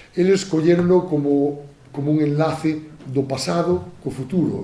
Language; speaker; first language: Spanish; native; Spanish